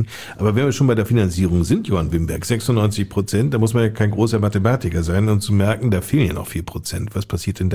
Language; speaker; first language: German; native; German